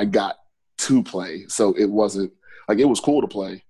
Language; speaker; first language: English; native; English